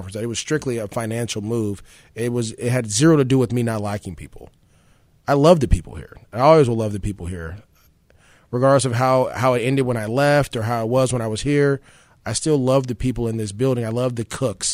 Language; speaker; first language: English; native; English